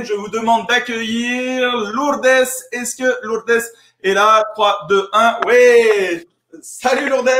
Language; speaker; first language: French; native; French